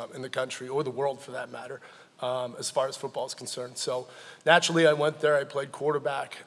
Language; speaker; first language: English; native; English